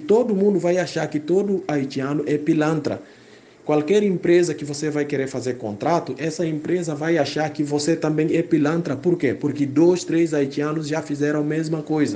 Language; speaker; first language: Portuguese; non-native, fluent; Haitian Creole